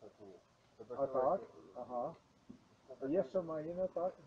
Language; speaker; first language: Polish; non-native, learner; Ukrainian